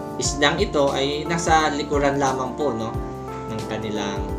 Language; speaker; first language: Filipino; non-native, local second language; Bikol